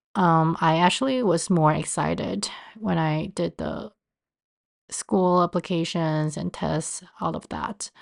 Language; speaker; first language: English; non-native, fluent; Chinese